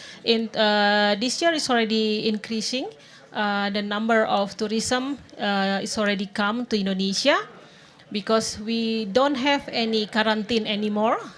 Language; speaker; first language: English; non-native, fluent; Indonesian